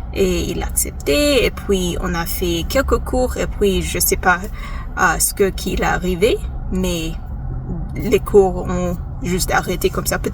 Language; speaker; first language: French; non-native, learner; English